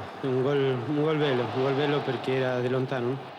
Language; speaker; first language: Italian; non-native, fluent; Spanish